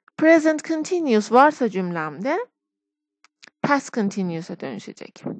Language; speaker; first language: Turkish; non-native, fluent; Persian